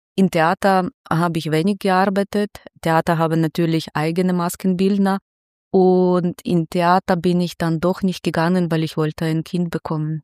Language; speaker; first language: German; non-native, fluent; Ukrainian